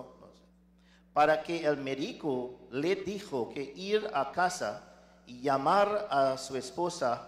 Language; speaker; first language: Spanish; non-native, learner; English